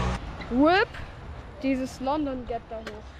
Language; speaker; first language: German; native; German